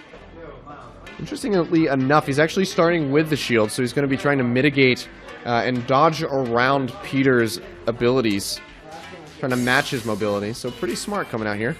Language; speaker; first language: English; native; English